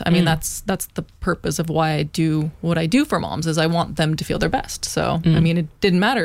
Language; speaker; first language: English; native; English